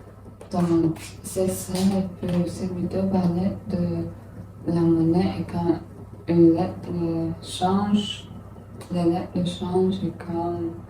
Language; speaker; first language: French; non-native, learner; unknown